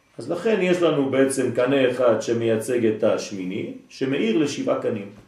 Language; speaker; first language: Hebrew; non-native, fluent; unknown